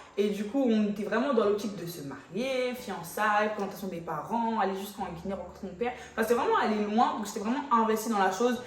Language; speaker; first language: French; native; French